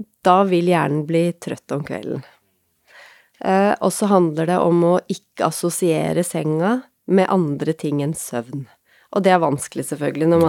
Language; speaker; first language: Norwegian; native; Norwegian